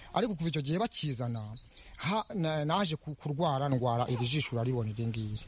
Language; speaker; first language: Kinyarwanda; native; Kinyarwanda